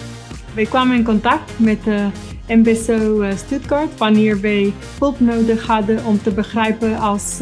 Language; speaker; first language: Dutch; non-native, fluent; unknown